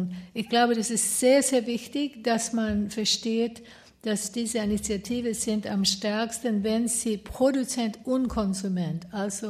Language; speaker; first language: German; non-native, fluent; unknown